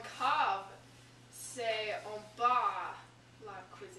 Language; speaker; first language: French; non-native, learner; English